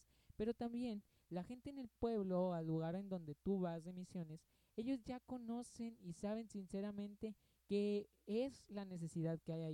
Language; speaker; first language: Spanish; native; Spanish